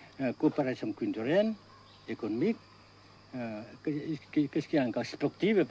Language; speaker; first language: French; non-native, local second language; Vietnamese